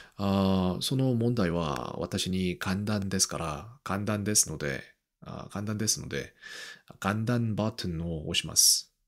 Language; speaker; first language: Japanese; non-native, learner; Korean